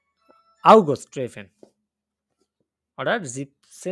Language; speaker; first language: German; non-native, fluent; Bangla